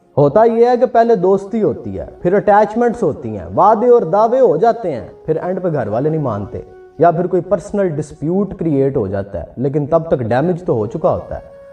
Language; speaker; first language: Urdu; non-native, local second language; Punjabi